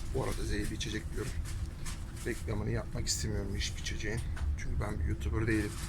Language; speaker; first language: Turkish; early bilingual, heritage; Turkish